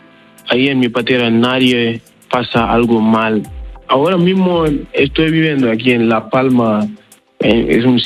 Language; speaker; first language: Spanish; non-native, learner; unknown